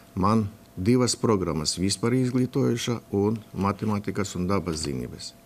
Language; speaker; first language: Latvian; non-native, local second language; Russian